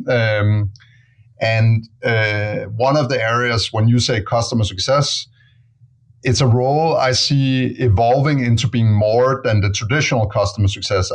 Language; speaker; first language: English; non-native, fluent; Danish